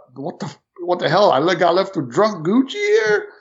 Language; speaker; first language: English; early bilingual, other home language; Romanian